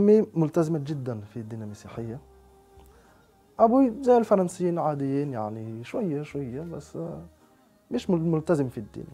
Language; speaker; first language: Arabic; non-native, fluent; French